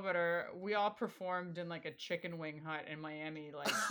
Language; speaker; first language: English; early bilingual, other home language; Spanish